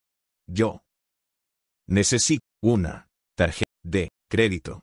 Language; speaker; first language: Spanish; non-native, learner; English